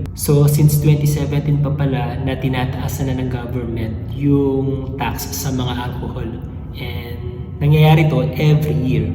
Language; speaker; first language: Filipino; native; Filipino